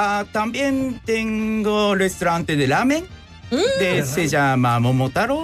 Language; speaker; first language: Spanish; non-native, learner; Japanese